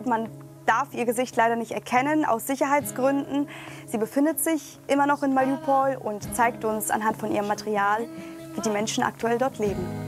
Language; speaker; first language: German; native; German